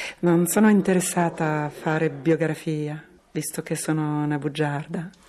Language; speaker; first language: Italian; non-native, fluent; French